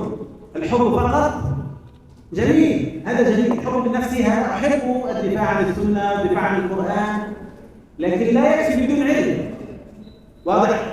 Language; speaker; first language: Arabic; native; Arabic